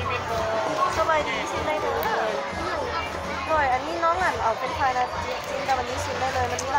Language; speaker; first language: English; non-native, learner; Lao